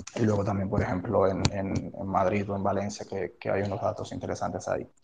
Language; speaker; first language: Spanish; native; Spanish